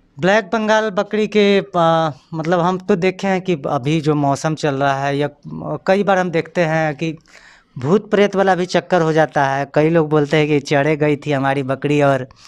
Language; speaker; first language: Hindi; native; Hindi